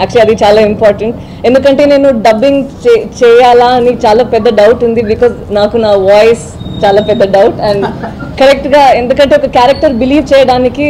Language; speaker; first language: Telugu; non-native, fluent; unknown